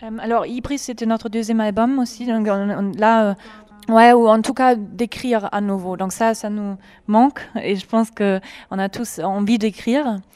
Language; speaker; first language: French; non-native, fluent; German